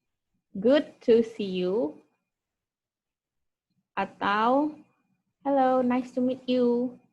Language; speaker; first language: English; non-native, fluent; Indonesian